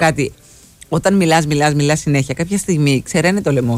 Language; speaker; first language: Greek; native; Greek